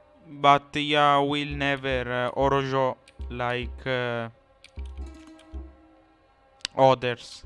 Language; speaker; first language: English; non-native, learner; Italian